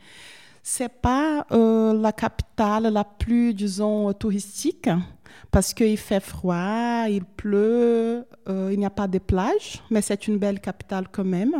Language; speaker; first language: French; non-native, fluent; Portuguese